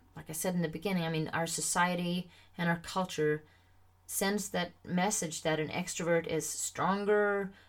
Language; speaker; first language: English; non-native, fluent; Swedish